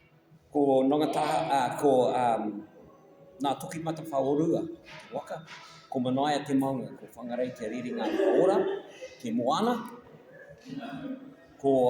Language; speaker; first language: Māori; non-native, local second language; English